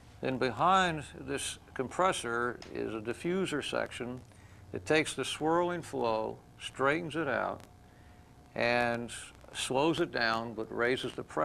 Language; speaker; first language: English; native; English